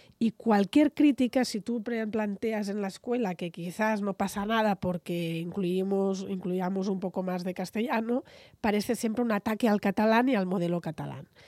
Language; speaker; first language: Spanish; non-native, local second language; Catalan